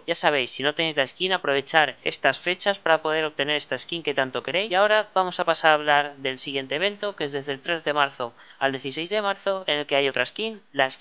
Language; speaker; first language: Spanish; native; Spanish